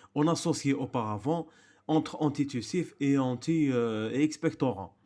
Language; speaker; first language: French; non-native, local second language; Arabic